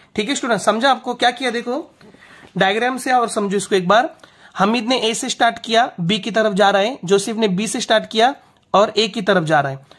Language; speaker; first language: Hindi; non-native, local second language; Marathi